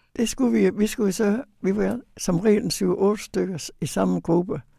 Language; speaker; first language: Danish; native; Danish